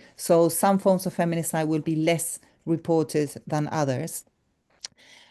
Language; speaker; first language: English; non-native, fluent; Spanish